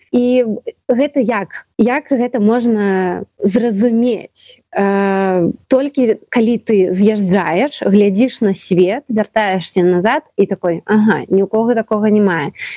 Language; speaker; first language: Belarusian; non-native, local second language; Russian